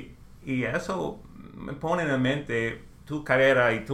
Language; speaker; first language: Spanish; non-native, learner; English